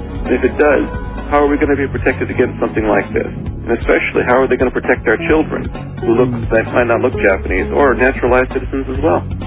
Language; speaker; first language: English; native; English